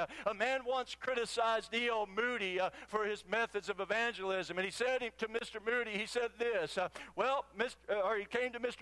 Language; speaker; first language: English; native; English